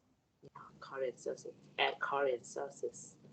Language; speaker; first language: English; non-native, learner; Vietnamese